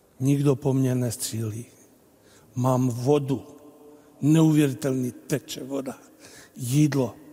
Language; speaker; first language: Czech; non-native, fluent; Bosnian